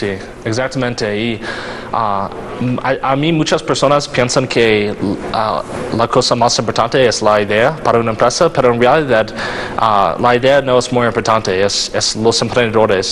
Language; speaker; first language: Spanish; non-native, learner; English